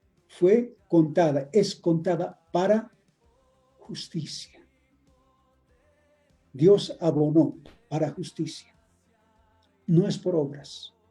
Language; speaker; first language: Spanish; native; Spanish